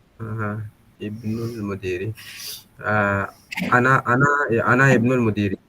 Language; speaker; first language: Arabic; non-native, learner; Tamil